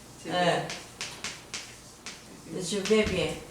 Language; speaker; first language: French; non-native, learner; Korean